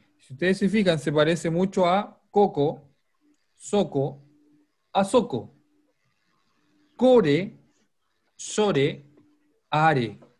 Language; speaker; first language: Spanish; native; Spanish